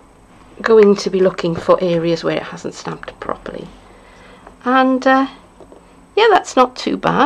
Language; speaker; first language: English; native; English